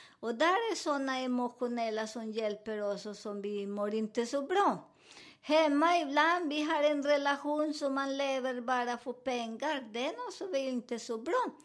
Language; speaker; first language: Swedish; non-native, fluent; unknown